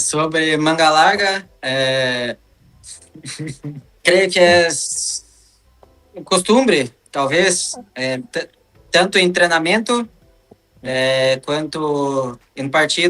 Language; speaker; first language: Spanish; non-native, learner; Portuguese